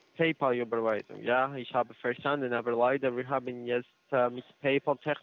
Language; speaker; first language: German; non-native, learner; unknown